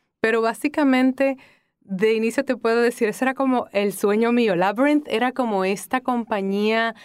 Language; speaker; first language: Spanish; native; Spanish